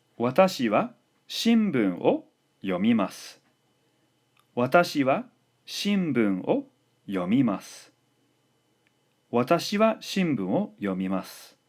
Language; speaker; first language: Japanese; non-native, fluent; English